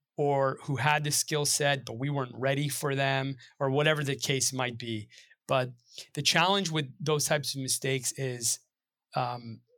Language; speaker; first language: English; native; English